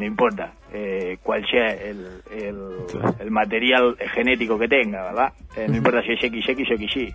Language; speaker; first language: Spanish; native; Spanish